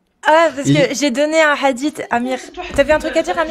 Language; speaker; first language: French; native; French